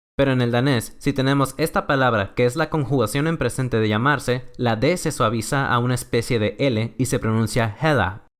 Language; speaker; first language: Spanish; native; Spanish